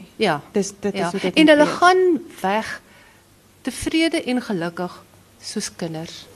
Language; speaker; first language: Afrikaans; native; Afrikaans